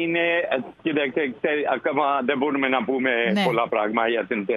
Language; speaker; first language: Greek; non-native, learner; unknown